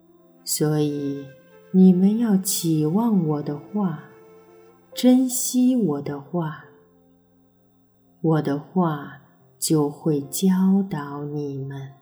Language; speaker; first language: Chinese; native; Chinese